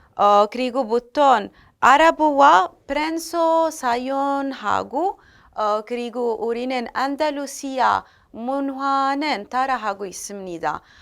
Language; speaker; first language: Korean; non-native, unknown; Arabic